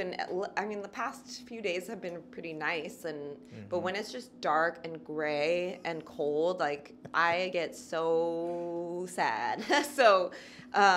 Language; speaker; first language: English; native; English